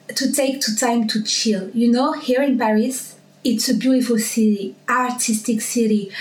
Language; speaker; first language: English; non-native, learner; French